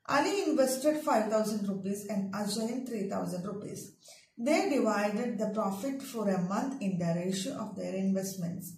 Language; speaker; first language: English; non-native, local second language; Malayalam